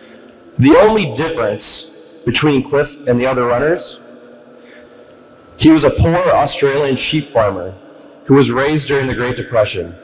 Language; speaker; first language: English; native; English